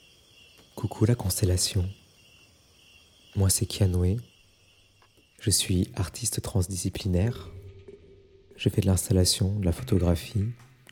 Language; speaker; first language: French; native; French